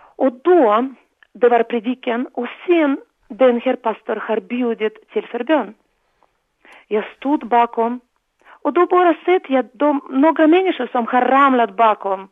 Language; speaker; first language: Swedish; non-native, learner; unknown